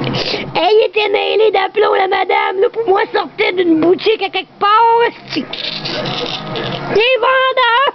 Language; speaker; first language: French; native; French